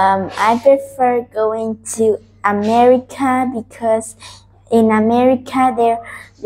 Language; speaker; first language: English; non-native, learner; Vietnamese